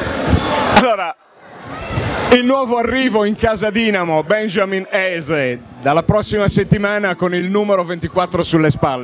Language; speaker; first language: Italian; native; Italian